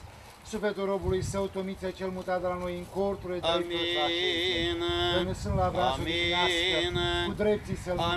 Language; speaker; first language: Romanian; native; Romanian